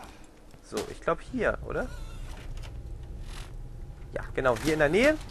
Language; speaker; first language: German; native; German